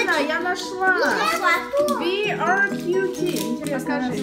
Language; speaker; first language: Russian; native; Russian